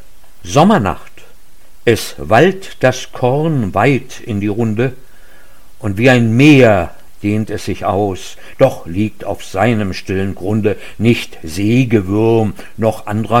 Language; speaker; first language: German; native; German